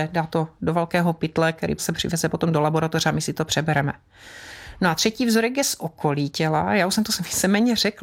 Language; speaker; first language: Czech; native; Czech